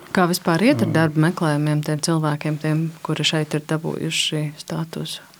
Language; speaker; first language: Latvian; native; Latvian